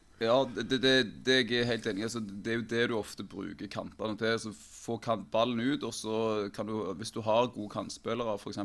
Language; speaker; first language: Norwegian; native; Norwegian